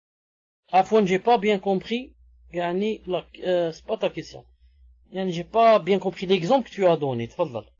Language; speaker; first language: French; non-native, local second language; Arabic